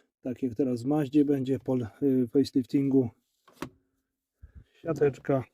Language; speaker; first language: Polish; native; Polish